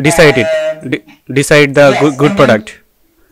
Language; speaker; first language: English; non-native, local second language; Bangla